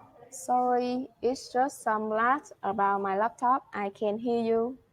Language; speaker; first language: English; non-native, learner; Vietnamese